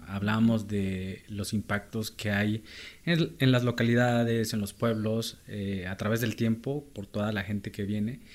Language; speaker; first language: Spanish; native; Spanish